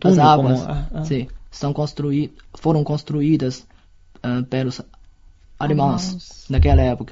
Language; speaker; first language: Portuguese; non-native, fluent; Chinese